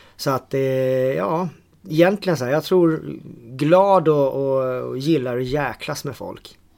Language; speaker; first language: Swedish; native; Swedish